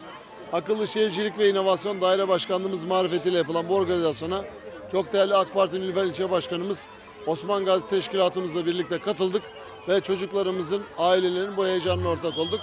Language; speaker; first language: Turkish; native; Turkish